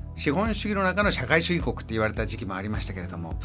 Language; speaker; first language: Japanese; native; Japanese